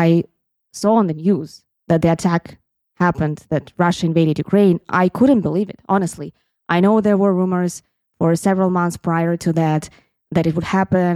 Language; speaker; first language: English; non-native, fluent; Russian